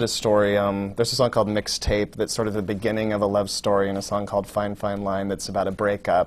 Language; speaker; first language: English; native; English